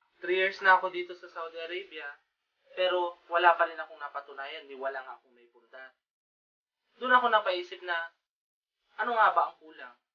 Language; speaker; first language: Filipino; non-native, local second language; Iloko